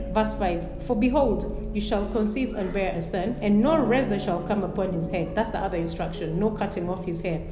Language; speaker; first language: English; non-native, local second language; Ganda